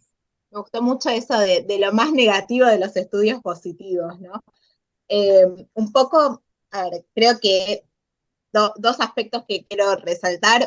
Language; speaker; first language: Spanish; native; Spanish